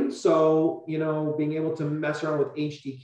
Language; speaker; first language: English; native; English